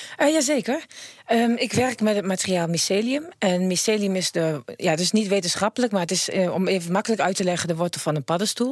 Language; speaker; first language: Dutch; native; Dutch